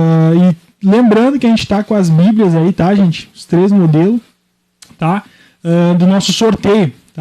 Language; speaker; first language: Portuguese; native; Portuguese